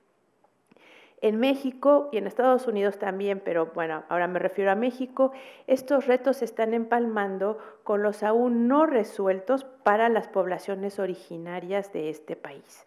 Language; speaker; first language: Spanish; native; Spanish